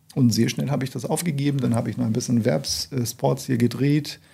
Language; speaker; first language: German; non-native, fluent; Portuguese